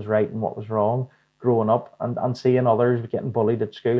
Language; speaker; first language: English; native; English